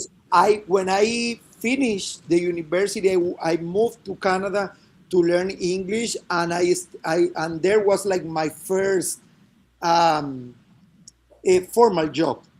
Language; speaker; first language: English; non-native, fluent; Spanish